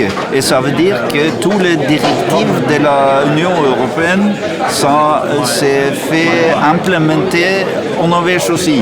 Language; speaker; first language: French; non-native, learner; Norwegian